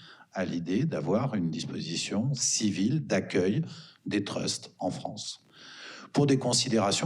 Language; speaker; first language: French; native; French